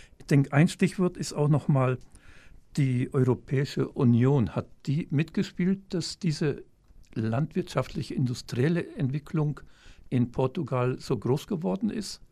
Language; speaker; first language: German; native; German